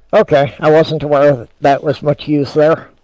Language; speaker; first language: English; native; English